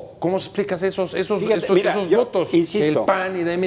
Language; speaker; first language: Spanish; native; Spanish